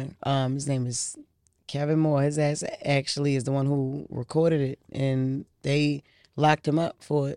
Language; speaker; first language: English; native; English